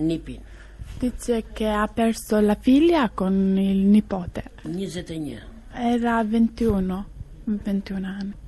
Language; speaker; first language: Italian; non-native, learner; Albanian